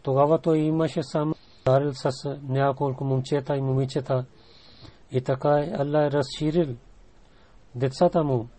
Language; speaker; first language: Bulgarian; non-native, learner; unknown